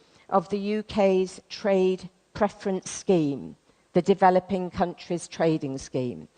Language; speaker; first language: English; native; English